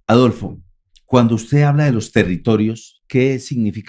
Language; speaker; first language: Spanish; native; Spanish